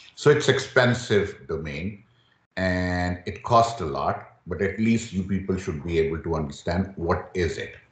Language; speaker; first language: English; non-native, local second language; Urdu